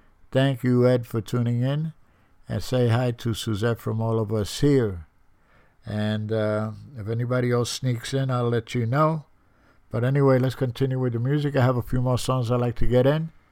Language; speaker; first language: English; early bilingual, other home language; Spanish